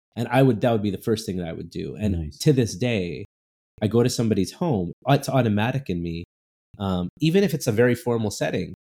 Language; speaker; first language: English; native; English